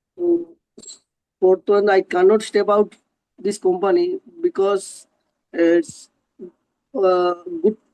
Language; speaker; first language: English; non-native, local second language; Hindi